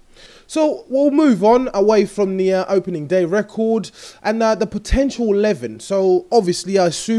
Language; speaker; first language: English; native; English